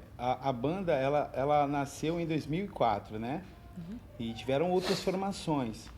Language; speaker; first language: Portuguese; native; Portuguese